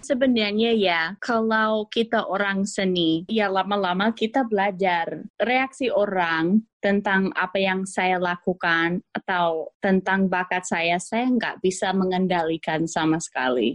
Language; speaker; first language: Indonesian; non-native, fluent; English